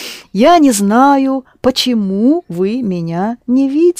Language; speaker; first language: Russian; non-native, fluent; English